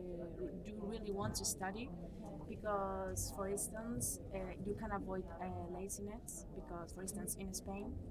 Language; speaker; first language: English; non-native, learner; Spanish